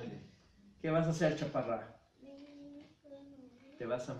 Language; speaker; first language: Spanish; native; Spanish